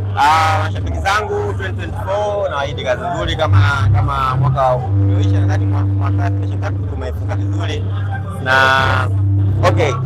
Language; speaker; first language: Swahili; native; Swahili